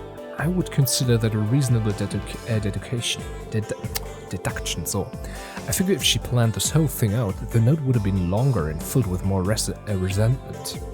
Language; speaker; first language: English; non-native, fluent; German